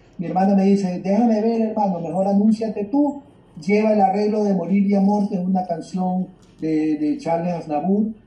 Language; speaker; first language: Spanish; native; Spanish